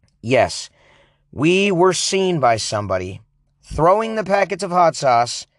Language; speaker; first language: English; native; English